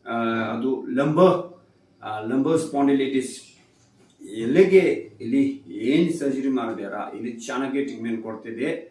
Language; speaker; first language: Kannada; non-native, learner; Tibetan